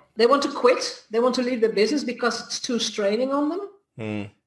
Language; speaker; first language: English; non-native, fluent; Dutch